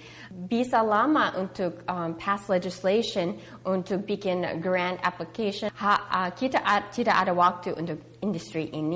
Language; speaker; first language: Indonesian; early bilingual, heritage; English